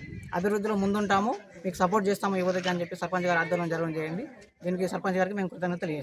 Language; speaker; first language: Telugu; native; Telugu